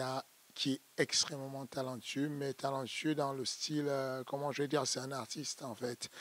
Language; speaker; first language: French; native; French